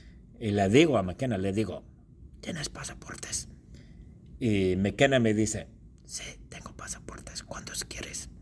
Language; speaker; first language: Spanish; non-native, fluent; English